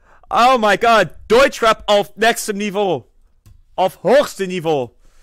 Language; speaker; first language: German; non-native, learner; English